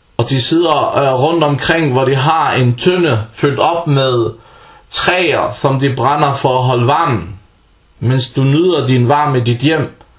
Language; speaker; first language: Danish; early bilingual, other home language; Arabic